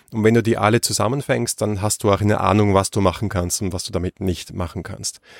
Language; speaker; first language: German; native; German